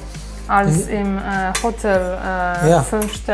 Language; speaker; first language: German; non-native, learner; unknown